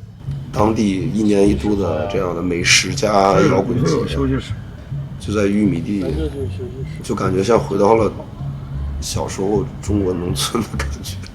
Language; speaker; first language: Chinese; native; Chinese